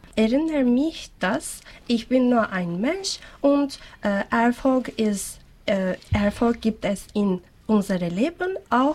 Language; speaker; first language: German; non-native, learner; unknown